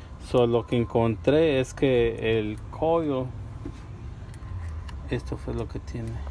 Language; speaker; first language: Spanish; native; Spanish